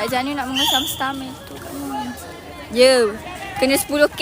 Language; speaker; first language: Malay; native; Malay